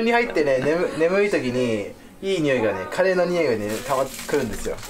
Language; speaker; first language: Japanese; native; Japanese